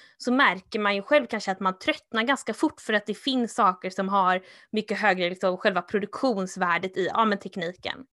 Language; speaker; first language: Swedish; native; Swedish